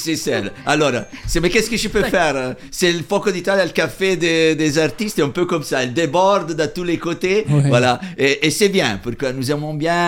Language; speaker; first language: French; non-native, fluent; Italian